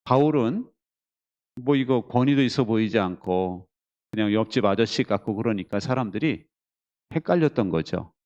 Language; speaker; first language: Korean; native; Korean